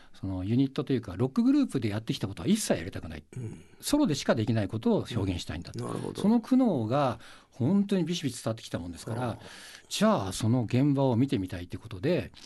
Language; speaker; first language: Japanese; native; Japanese